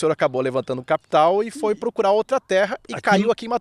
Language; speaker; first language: Portuguese; native; Portuguese